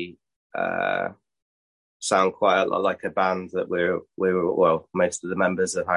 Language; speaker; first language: English; native; English